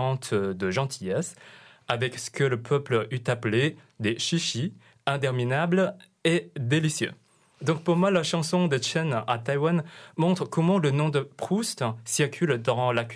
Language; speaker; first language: French; non-native, fluent; Chinese